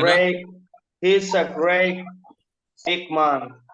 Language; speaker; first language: English; non-native, learner; Spanish